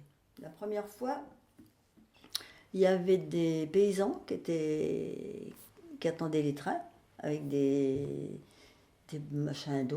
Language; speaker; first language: French; native; French